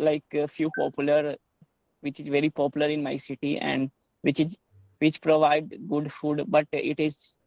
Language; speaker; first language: English; non-native, learner; Hindi